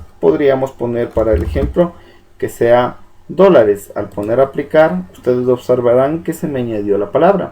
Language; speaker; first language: Spanish; native; Spanish